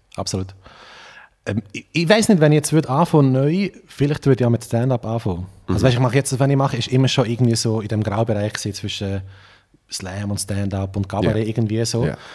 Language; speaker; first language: German; native; German